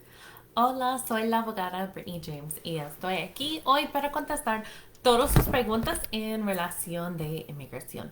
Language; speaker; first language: Spanish; non-native, fluent; English